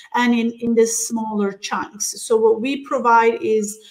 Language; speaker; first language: English; non-native, fluent; Turkish